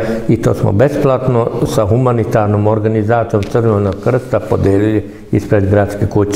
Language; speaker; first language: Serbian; non-native, local second language; Hungarian